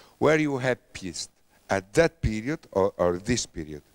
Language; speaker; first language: English; non-native, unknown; Italian